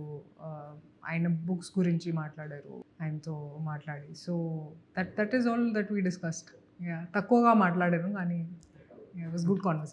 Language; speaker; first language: Telugu; non-native, local second language; Hindi